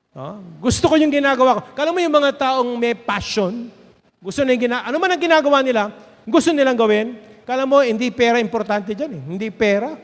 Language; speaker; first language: Filipino; native; Filipino